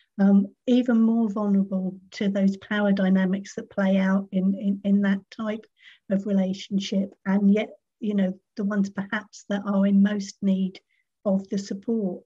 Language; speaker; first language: English; native; English